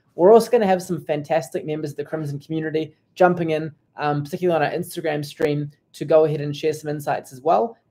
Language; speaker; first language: English; native; English